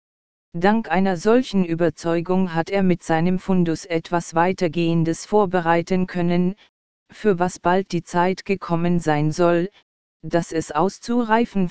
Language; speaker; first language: German; native; German